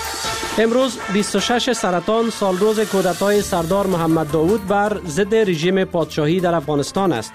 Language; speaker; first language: Persian; native; Persian